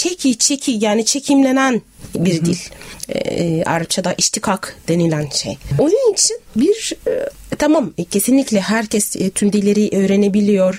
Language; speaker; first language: Turkish; non-native, fluent; Arabic